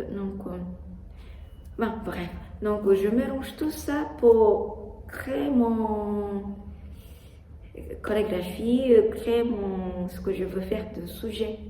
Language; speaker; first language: French; non-native, learner; Japanese